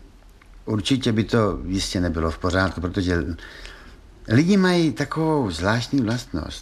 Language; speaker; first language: Czech; native; Czech